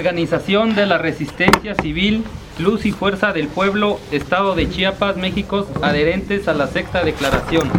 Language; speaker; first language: Spanish; native; Spanish